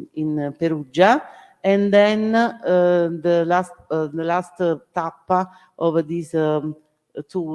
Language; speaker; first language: English; non-native, learner; Italian